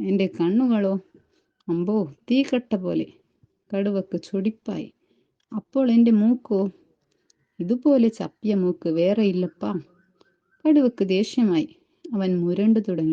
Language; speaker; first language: Malayalam; native; Malayalam